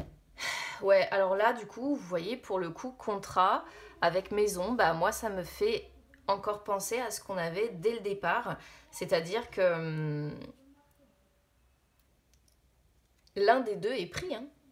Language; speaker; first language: French; native; French